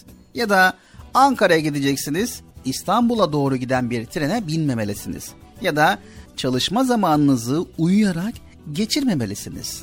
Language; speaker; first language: Turkish; native; Turkish